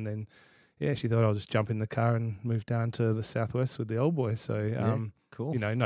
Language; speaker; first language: English; native; English